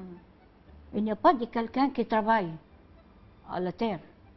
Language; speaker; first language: French; non-native, learner; Arabic